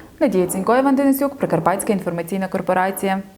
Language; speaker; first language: Ukrainian; native; Ukrainian